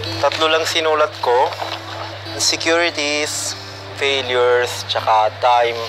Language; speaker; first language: Filipino; native; Filipino